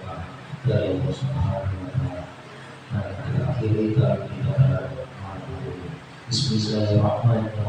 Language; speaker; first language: Indonesian; native; Indonesian